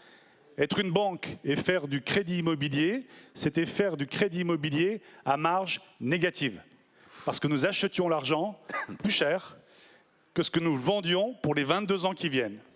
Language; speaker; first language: French; native; French